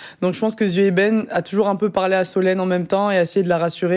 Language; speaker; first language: French; native; French